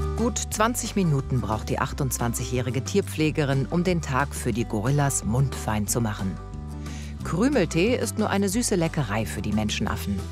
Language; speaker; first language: German; native; German